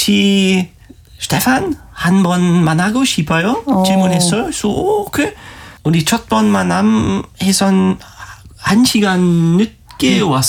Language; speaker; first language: Korean; non-native, learner; German